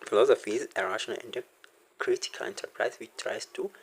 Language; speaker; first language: English; non-native, local second language; Amharic